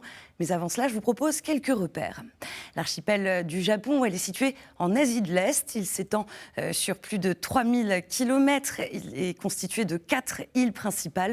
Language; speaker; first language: French; native; French